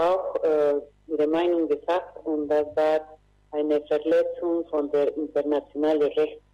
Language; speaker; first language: German; non-native, learner; Spanish